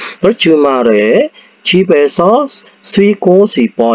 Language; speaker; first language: Korean; non-native, fluent; Indonesian